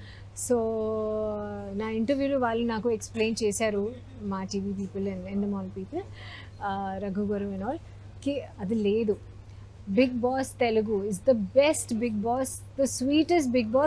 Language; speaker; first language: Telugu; non-native, learner; Hindi